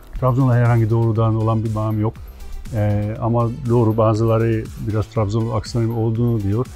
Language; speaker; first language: Turkish; non-native, fluent; Hungarian